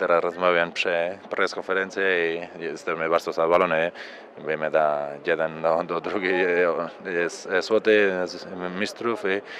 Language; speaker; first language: Polish; non-native, learner; Spanish